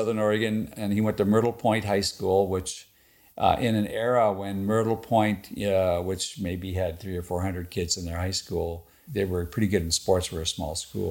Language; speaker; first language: English; native; English